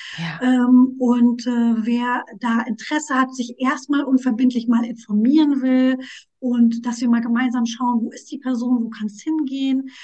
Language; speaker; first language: German; early bilingual, other home language; Turkish